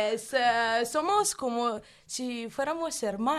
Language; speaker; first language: Spanish; non-native, learner; Italian